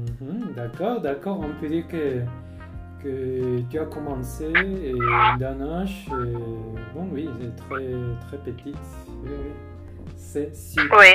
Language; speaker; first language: French; non-native, fluent; Spanish